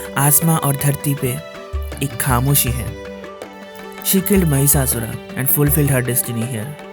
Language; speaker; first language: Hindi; non-native, local second language; Bangla